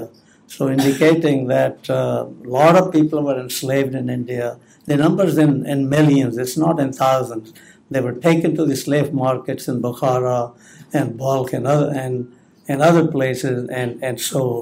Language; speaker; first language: English; non-native, local second language; Punjabi